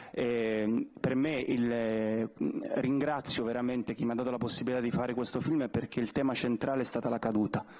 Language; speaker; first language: Italian; native; Italian